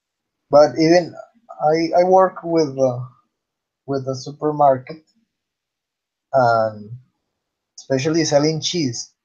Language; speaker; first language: English; non-native, learner; Spanish